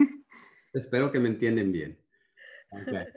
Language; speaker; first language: Spanish; early bilingual, heritage; Spanish